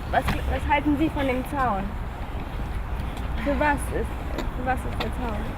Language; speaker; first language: German; native; German